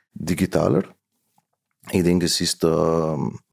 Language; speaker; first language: German; non-native, fluent; Slovenian